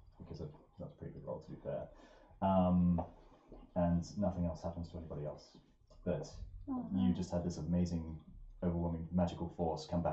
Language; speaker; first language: English; native; English